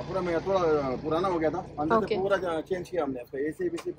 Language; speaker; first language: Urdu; non-native, local second language; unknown